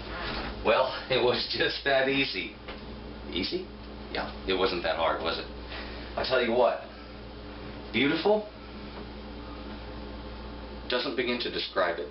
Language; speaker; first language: English; native; English